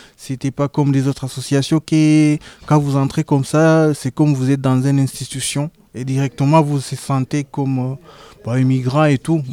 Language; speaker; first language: French; non-native, local second language; Kinyarwanda